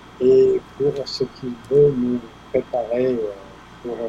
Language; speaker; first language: French; non-native, fluent; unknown